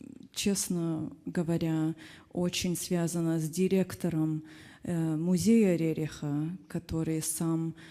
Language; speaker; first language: Russian; non-native, fluent; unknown